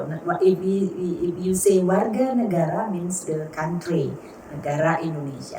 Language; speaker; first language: English; non-native, learner; Indonesian